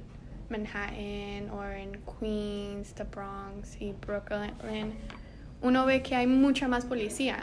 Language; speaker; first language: Spanish; early bilingual, heritage; Spanish